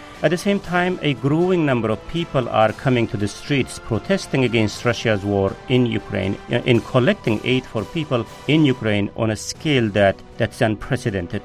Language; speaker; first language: English; non-native, fluent; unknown